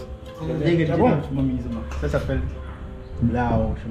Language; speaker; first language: Chinese; non-native, learner; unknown